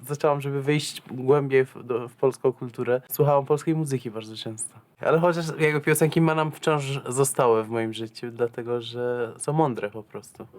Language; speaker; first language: Polish; non-native, fluent; Persian